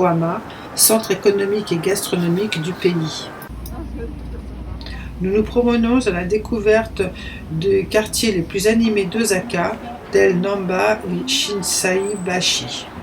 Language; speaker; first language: French; native; French